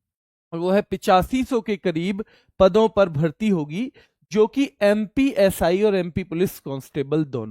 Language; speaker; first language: Hindi; native; Hindi